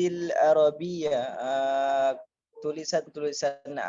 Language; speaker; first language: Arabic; non-native, learner; Indonesian